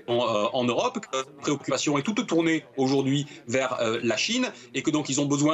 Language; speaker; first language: French; native; French